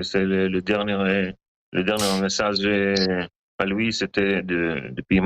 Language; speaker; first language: French; non-native, learner; Hebrew